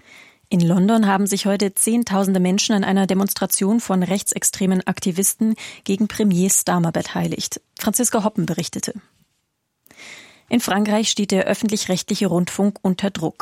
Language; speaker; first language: German; native; German